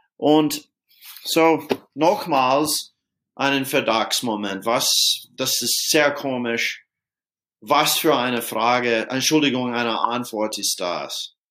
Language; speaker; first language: German; non-native, fluent; English